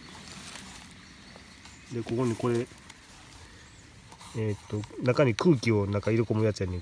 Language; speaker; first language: Japanese; native; Japanese